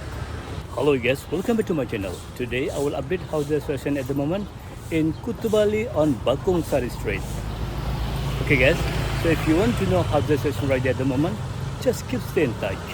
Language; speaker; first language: English; non-native, learner; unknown